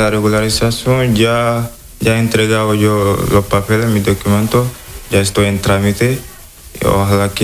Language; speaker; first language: Spanish; non-native, fluent; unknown